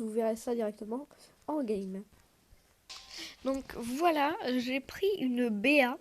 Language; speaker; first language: French; native; French